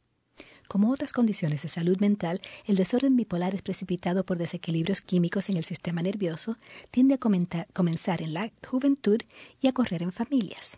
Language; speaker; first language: Spanish; native; Spanish